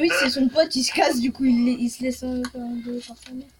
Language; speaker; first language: French; native; French